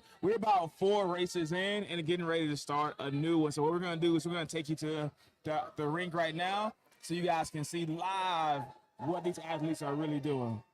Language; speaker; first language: English; native; English